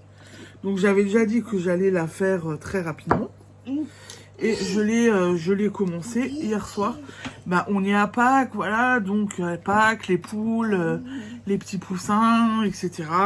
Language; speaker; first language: French; native; French